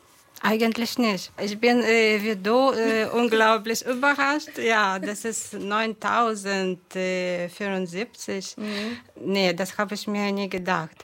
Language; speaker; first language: German; non-native, fluent; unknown